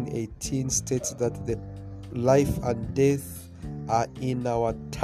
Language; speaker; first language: English; non-native, local second language; Swahili